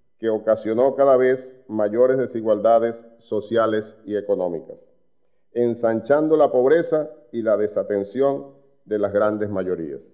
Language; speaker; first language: Spanish; native; Spanish